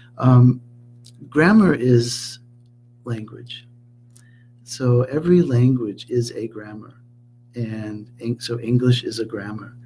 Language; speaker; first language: English; native; English